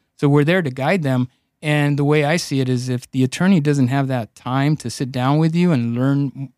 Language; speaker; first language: English; early bilingual, other home language; Spanish